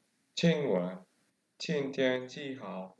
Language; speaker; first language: Chinese; non-native, learner; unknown